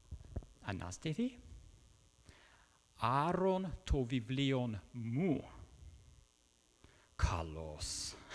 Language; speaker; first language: Greek; non-native, fluent; English